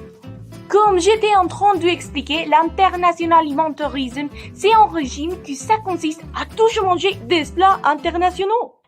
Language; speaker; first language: French; non-native, learner; Spanish